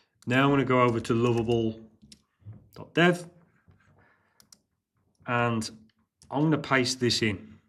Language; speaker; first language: English; native; English